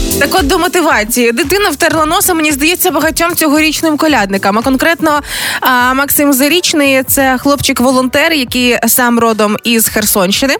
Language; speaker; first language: Ukrainian; native; Ukrainian